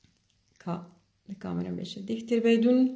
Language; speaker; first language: Dutch; non-native, fluent; Spanish